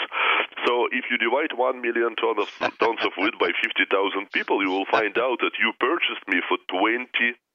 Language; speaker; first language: English; non-native, fluent; Russian